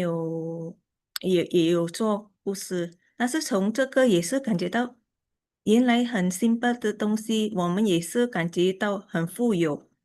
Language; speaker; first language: Chinese; early bilingual, heritage; Chinese